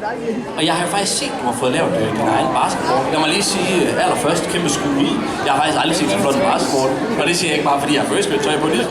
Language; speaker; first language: Danish; native; Danish